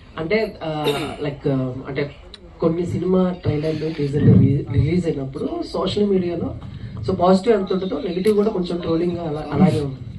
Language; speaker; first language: Telugu; native; Telugu